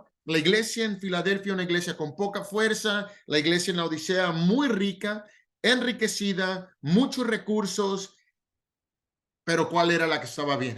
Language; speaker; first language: Spanish; native; Spanish